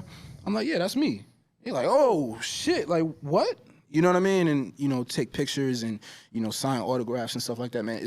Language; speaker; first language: English; native; English